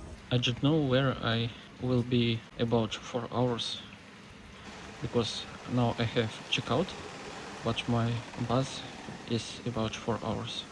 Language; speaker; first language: English; non-native, learner; Russian